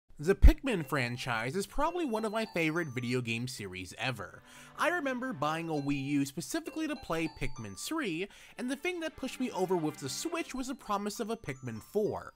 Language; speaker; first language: English; native; English